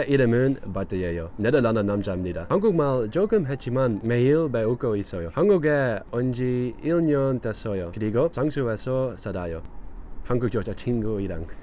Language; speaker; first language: Korean; non-native, learner; Dutch